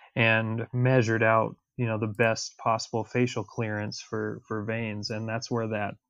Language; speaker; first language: English; native; English